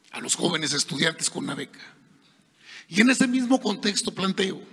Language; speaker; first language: Spanish; native; Spanish